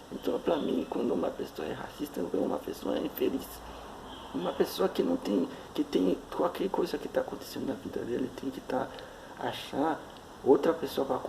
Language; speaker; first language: Portuguese; non-native, fluent; Haitian Creole